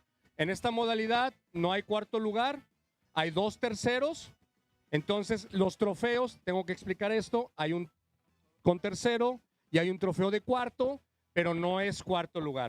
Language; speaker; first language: Spanish; native; Spanish